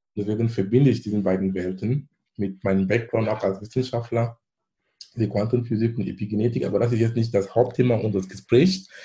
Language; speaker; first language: German; non-native, fluent; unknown